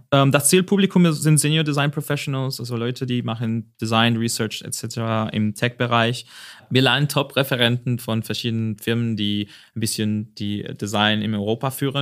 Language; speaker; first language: German; non-native, fluent; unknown